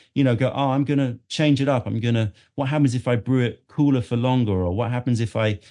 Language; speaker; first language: English; native; English